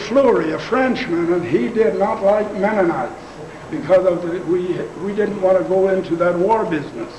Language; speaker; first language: English; non-native, local second language; Plautdietsch